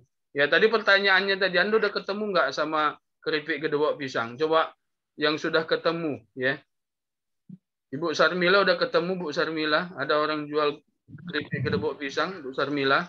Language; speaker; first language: Indonesian; native; Indonesian